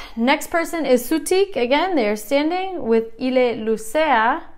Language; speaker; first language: English; native; English